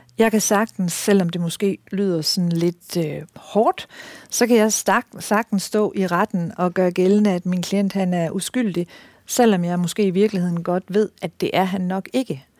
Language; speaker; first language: Danish; native; Danish